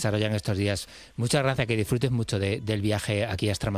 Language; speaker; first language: Spanish; native; Spanish